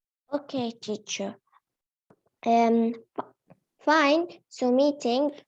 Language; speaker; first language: English; non-native, learner; Arabic